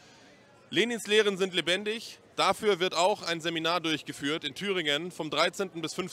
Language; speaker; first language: German; native; German